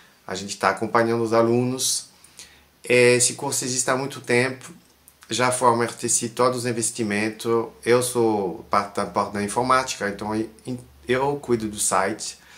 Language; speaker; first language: Portuguese; non-native, fluent; French